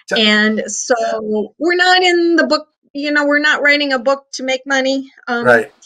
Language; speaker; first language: English; native; English